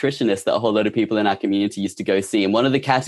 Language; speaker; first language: English; native; English